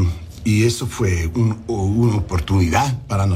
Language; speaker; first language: Spanish; early bilingual, heritage; English